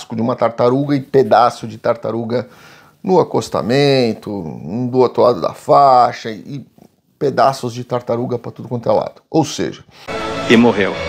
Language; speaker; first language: Portuguese; native; Portuguese